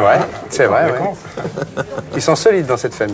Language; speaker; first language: French; native; French